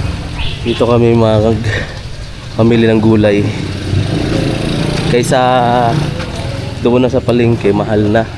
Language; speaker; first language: Filipino; non-native, local second language; Waray